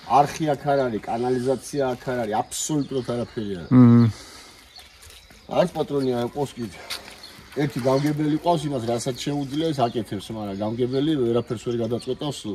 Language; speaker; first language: Georgian; native; Georgian